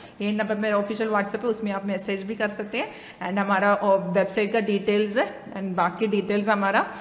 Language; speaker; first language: Hindi; non-native, local second language; Malayalam